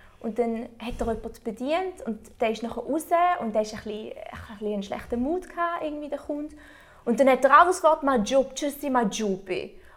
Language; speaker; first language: German; early bilingual, other home language; Albanian